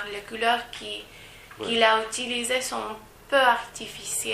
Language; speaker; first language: French; non-native, learner; Spanish